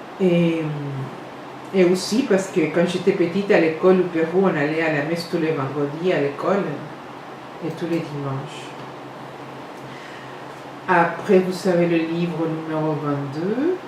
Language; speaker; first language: French; non-native, fluent; Spanish